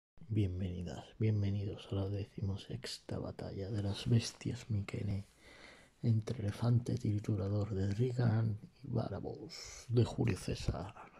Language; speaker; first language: Spanish; native; Spanish